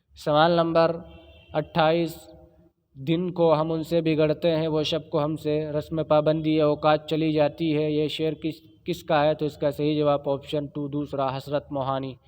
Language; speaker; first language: Urdu; native; Urdu